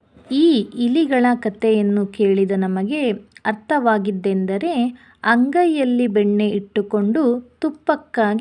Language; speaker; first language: Kannada; native; Kannada